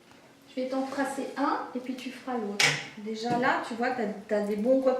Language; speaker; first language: French; native; French